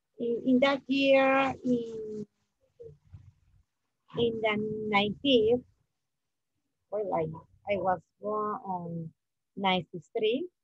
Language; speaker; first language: English; non-native, fluent; Spanish